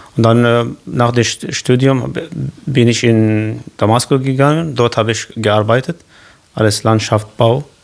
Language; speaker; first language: German; non-native, learner; Kurdish